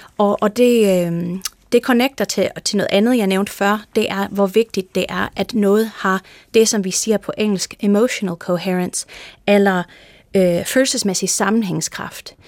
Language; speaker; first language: Danish; non-native, fluent; English